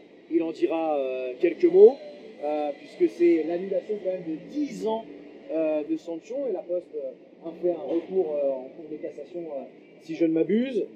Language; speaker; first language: French; native; French